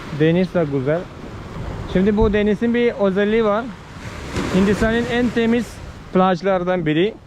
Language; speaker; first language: Turkish; non-native, fluent; Malayalam